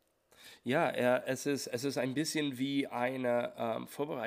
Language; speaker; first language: German; non-native, learner; English